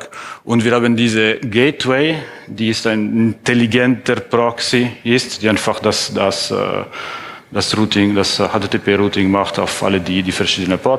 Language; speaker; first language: German; non-native, fluent; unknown